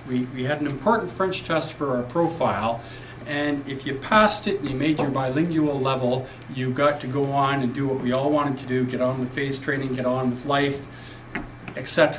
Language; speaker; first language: English; native; English